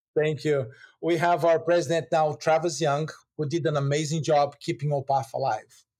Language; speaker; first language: English; non-native, fluent; Portuguese